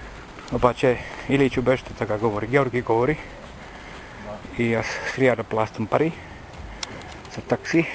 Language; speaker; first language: Bulgarian; non-native, learner; Finnish